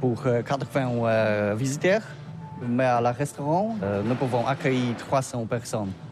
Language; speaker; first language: French; non-native, learner; Polish